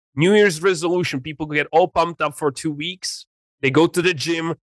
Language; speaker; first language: English; non-native, fluent; Czech